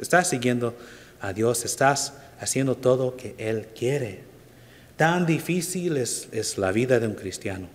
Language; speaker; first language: Spanish; non-native, fluent; English